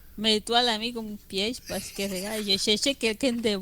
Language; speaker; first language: French; non-native, fluent; Spanish